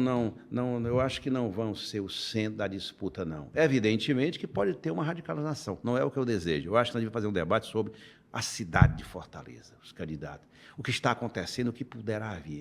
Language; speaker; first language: Portuguese; native; Portuguese